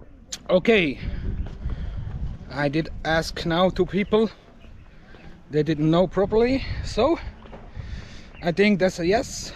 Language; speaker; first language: English; non-native, fluent; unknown